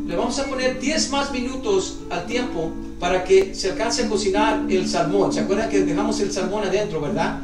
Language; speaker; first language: Spanish; early bilingual, other home language; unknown